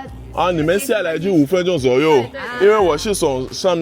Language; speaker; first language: Chinese; non-native, fluent; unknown